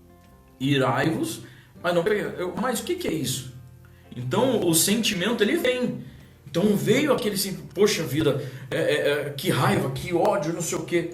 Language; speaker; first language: Portuguese; native; Portuguese